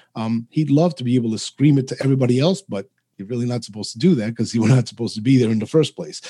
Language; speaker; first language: English; early bilingual, other home language; Spanish